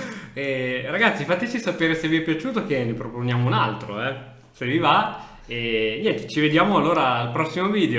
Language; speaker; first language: Italian; native; Italian